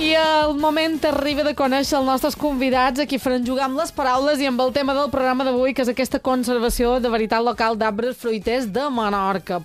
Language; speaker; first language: Catalan; native; Catalan